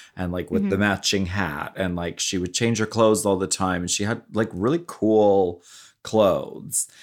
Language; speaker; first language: English; native; English